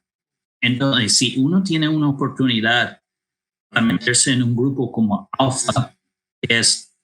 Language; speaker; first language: Spanish; non-native, fluent; English